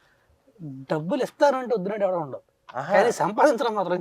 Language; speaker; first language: Telugu; native; Telugu